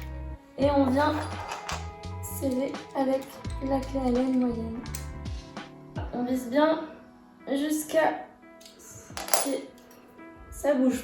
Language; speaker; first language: French; native; French